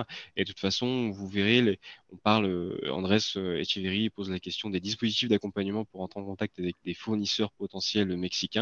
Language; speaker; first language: French; native; French